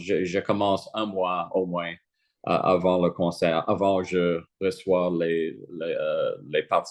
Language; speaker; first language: French; non-native, fluent; English